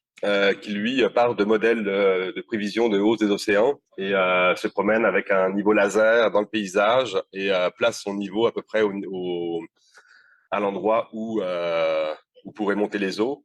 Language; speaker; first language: French; native; French